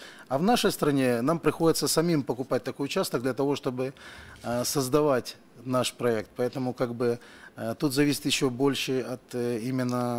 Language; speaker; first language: Russian; native; Russian